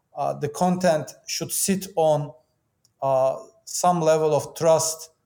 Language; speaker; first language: English; non-native, fluent; Turkish